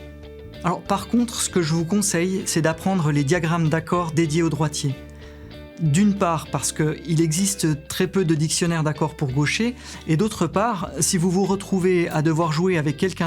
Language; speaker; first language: French; native; French